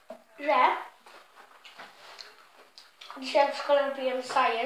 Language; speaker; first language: Polish; early bilingual, heritage; Polish